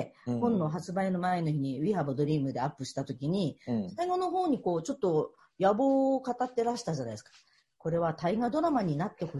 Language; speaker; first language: Japanese; native; Japanese